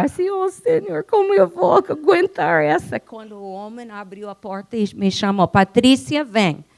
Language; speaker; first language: Portuguese; non-native, fluent; English